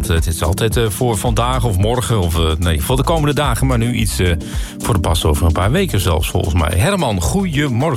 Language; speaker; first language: Dutch; native; Dutch